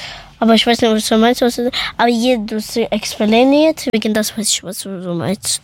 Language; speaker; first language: German; early bilingual, other home language; Persian